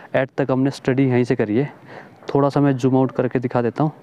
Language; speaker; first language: Hindi; native; Hindi